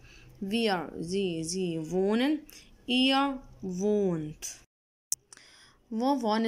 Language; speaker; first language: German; non-native, learner; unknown